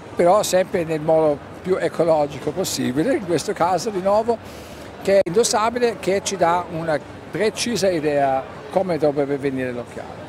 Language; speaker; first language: Italian; non-native, fluent; German